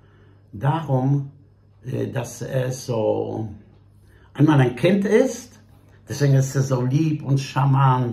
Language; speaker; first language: German; non-native, fluent; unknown